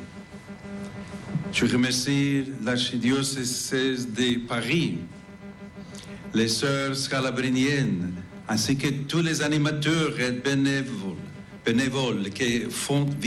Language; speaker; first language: French; non-native, fluent; English